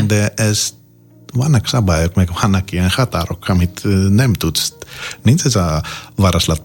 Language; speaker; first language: Hungarian; non-native, learner; Greek